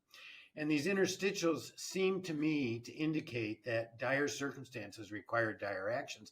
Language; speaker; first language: English; native; English